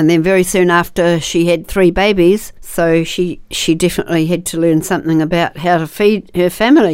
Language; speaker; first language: English; native; English